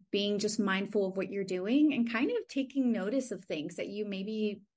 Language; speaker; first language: English; native; English